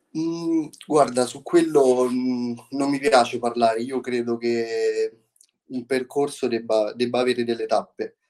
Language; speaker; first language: Italian; native; Italian